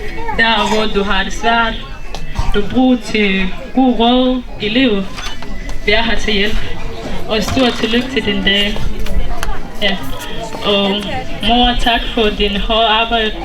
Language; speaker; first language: Danish; early bilingual, other home language; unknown